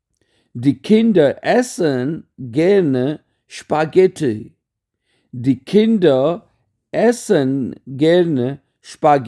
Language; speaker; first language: German; non-native, fluent; Urdu